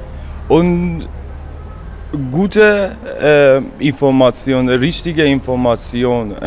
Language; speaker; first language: German; non-native, fluent; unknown